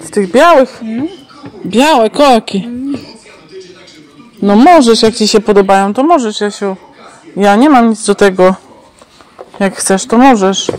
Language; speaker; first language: Polish; native; Polish